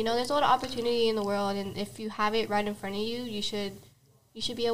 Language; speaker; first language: English; native; English